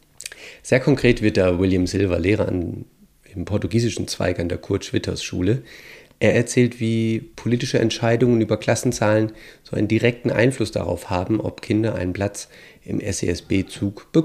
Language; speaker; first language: German; native; German